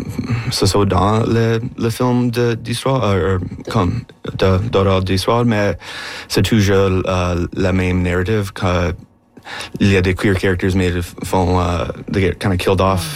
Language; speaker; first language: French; non-native, local second language; English